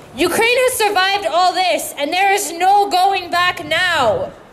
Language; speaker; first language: English; early bilingual, other home language; Ukrainian